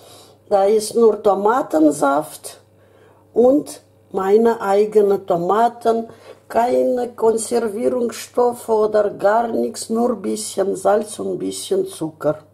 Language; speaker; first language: German; non-native, fluent; Russian